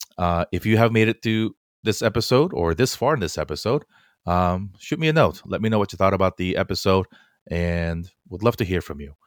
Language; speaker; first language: English; early bilingual, other home language; Korean